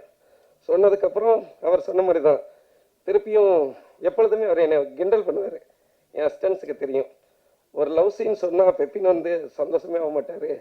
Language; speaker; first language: Tamil; native; Tamil